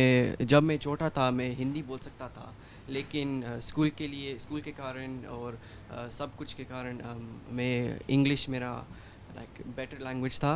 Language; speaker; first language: Hindi; early bilingual, heritage; Hindi